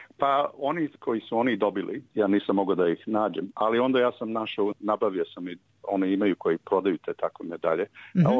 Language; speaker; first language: Serbian; early bilingual, heritage; Serbian